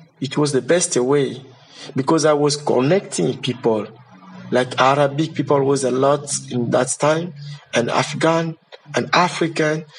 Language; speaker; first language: English; non-native, learner; Lingala